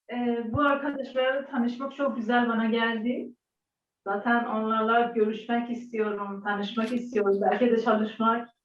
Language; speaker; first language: Turkish; non-native, learner; Persian